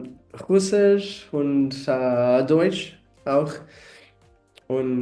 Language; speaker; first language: German; non-native, learner; Portuguese